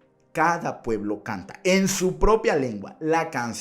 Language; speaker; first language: Spanish; native; Spanish